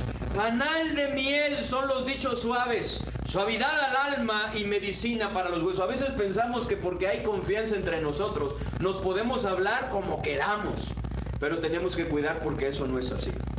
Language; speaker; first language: Spanish; native; Spanish